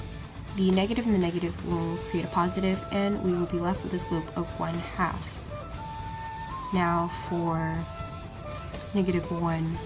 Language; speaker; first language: English; native; English